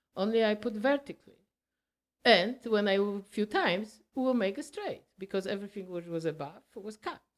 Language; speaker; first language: English; non-native, learner; Polish